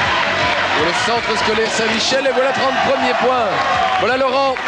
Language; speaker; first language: French; native; French